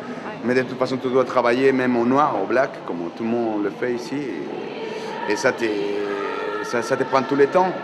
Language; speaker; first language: French; non-native, fluent; Spanish